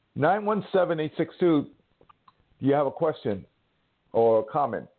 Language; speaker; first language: English; native; English